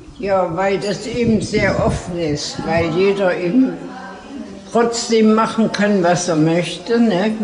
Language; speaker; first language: German; native; German